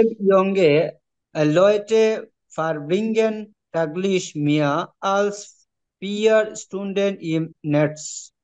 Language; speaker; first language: German; non-native, learner; Bangla